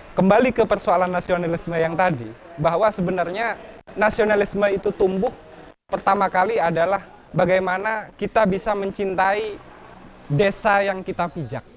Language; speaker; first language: Indonesian; non-native, local second language; Madurese